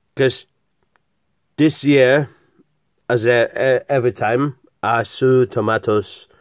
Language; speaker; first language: English; non-native, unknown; Polish